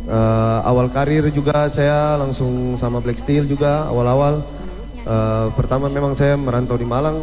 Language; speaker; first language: Indonesian; native; Indonesian